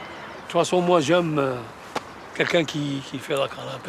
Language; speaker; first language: French; non-native, local second language; Arabic